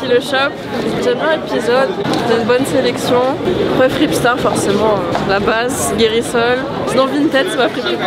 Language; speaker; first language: French; native; French